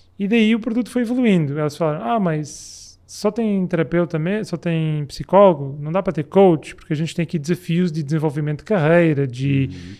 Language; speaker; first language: Portuguese; native; Portuguese